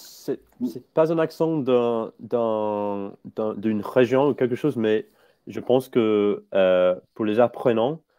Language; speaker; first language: French; non-native, fluent; English